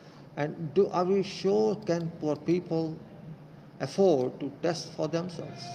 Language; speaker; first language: English; non-native, local second language; Hindi